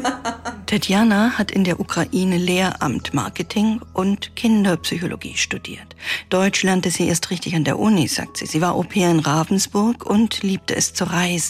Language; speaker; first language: German; native; German